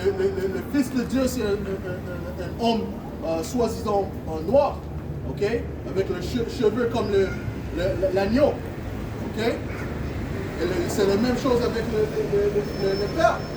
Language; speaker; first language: French; non-native, learner; English